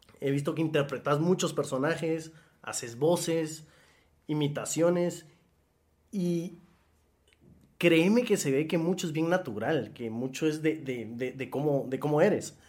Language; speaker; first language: Spanish; native; Spanish